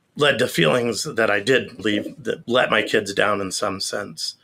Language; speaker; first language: English; native; English